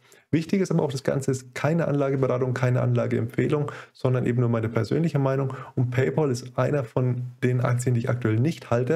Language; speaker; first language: German; native; German